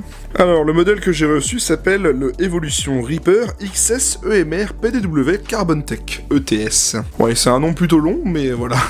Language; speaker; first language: French; native; French